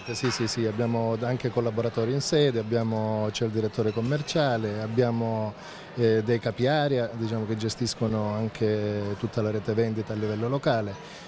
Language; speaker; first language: Italian; native; Italian